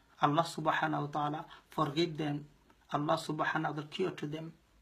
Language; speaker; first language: English; non-native, local second language; Bangla